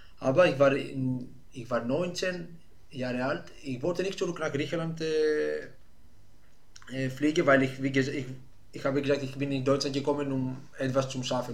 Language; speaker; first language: German; non-native, fluent; Greek